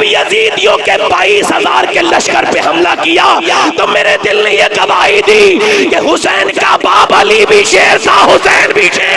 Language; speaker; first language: Urdu; native; Urdu